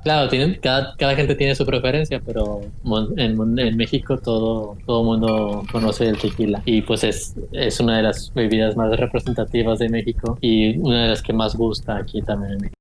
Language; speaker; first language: Spanish; native; Spanish